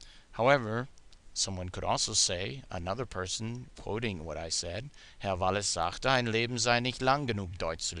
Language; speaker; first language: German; non-native, fluent; English